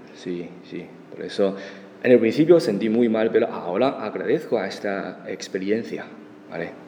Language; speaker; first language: Spanish; non-native, fluent; Chinese